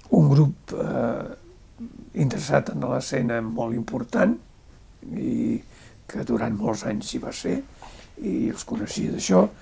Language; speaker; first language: Catalan; native; Catalan